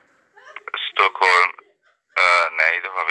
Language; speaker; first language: Swedish; non-native, learner; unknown